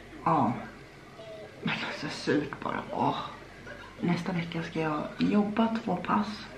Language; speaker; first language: Swedish; native; Swedish